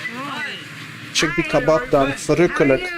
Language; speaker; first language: Dutch; early bilingual, other home language; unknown